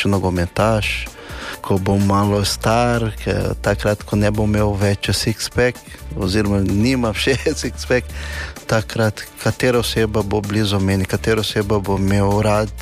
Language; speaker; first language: Slovenian; non-native, learner; Portuguese